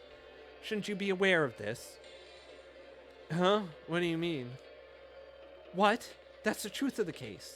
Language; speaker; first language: English; native; English